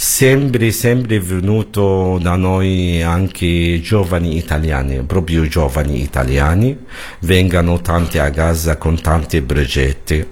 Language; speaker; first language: Italian; non-native, learner; Arabic